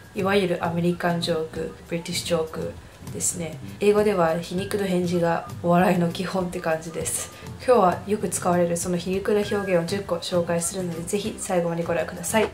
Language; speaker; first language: Japanese; early bilingual, heritage; Japanese